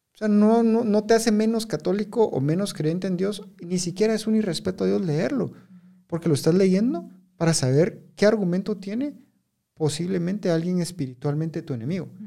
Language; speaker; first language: Spanish; native; Spanish